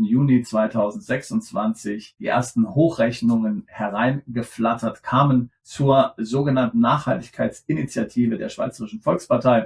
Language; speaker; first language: German; native; German